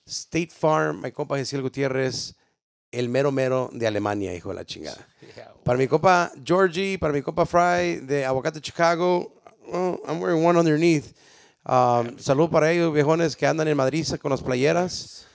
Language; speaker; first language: Spanish; early bilingual, heritage; Spanish